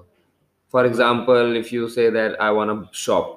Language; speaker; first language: English; non-native, local second language; Hindi